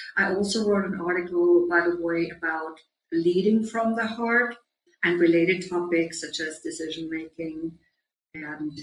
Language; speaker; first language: English; non-native, fluent; German